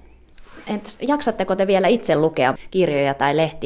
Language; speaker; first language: Finnish; native; Finnish